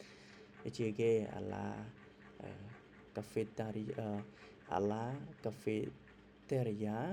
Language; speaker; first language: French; non-native, fluent; Khmer